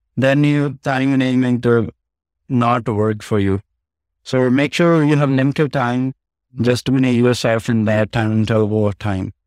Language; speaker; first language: English; non-native, local second language; Punjabi